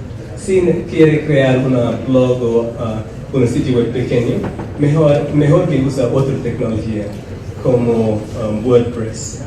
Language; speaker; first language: Spanish; non-native, fluent; English